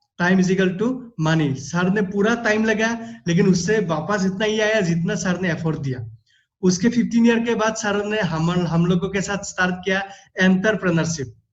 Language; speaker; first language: Hindi; non-native, local second language; Assamese